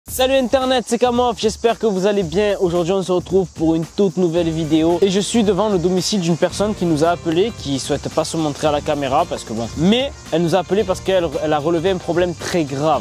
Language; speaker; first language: French; native; French